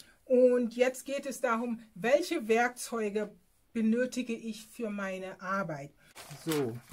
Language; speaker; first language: German; non-native, fluent; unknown